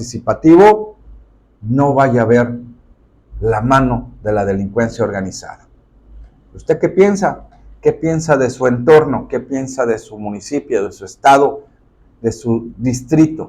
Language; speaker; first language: Spanish; native; Spanish